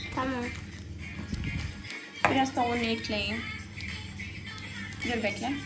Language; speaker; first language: Turkish; non-native, fluent; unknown